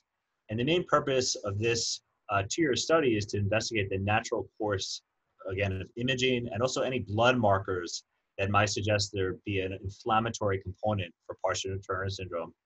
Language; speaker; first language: English; native; English